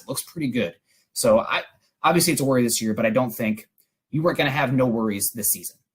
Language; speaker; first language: English; native; English